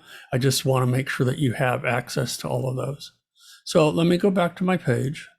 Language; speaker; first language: English; native; English